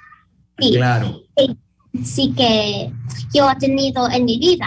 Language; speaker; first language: Spanish; early bilingual, heritage; Spanish